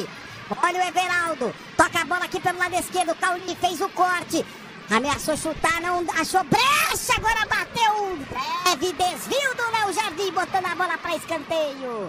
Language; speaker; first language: Portuguese; native; Portuguese